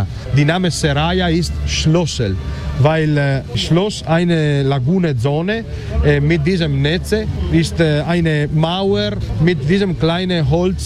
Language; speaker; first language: German; non-native, learner; Italian